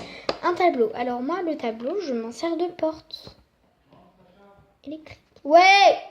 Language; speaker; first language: French; native; French